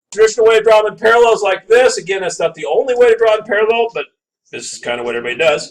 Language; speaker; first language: English; native; English